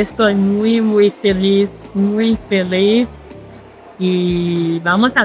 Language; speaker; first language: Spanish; non-native, learner; French